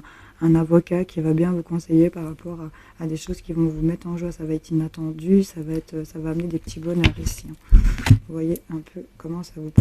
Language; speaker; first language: French; native; French